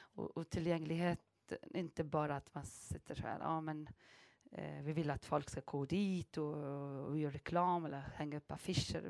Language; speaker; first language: Swedish; non-native, fluent; Arabic